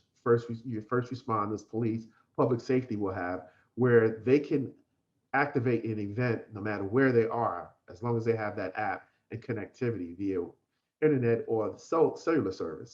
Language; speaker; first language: English; native; English